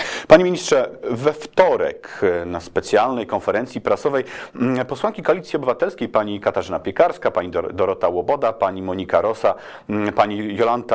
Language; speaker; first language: Polish; native; Polish